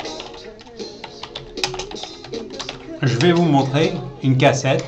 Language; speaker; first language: French; native; French